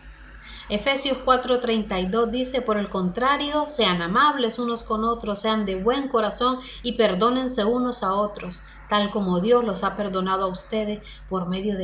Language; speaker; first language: Spanish; native; Spanish